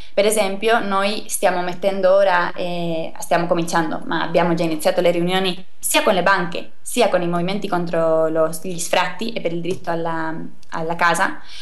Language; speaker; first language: Italian; non-native, fluent; Spanish